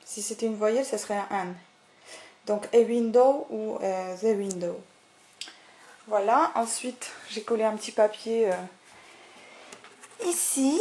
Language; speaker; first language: French; native; French